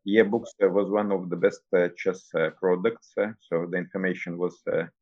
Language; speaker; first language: English; non-native, fluent; Russian